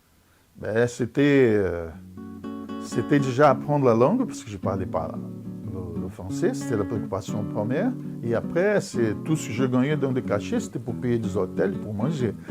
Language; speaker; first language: French; non-native, fluent; Portuguese